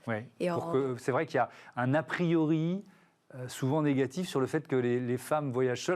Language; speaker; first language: French; native; French